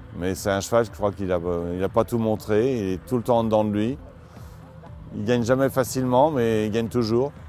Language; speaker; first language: French; native; French